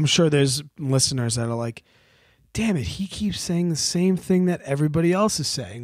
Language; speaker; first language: English; native; English